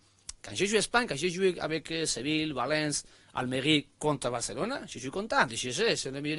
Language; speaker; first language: French; non-native, learner; Spanish